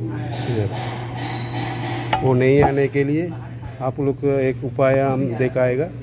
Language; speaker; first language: Hindi; non-native, local second language; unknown